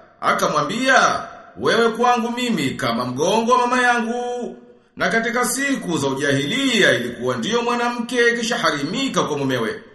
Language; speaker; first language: Swahili; native; Swahili